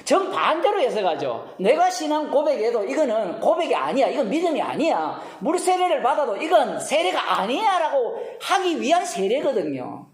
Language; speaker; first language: Korean; native; Korean